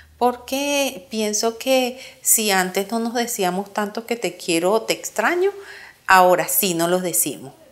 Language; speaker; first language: Spanish; native; Spanish